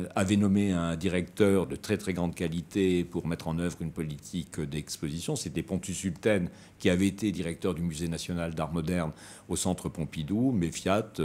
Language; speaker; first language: French; native; French